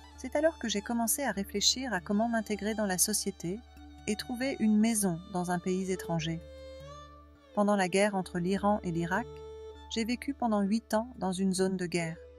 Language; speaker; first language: French; non-native, fluent; Arabic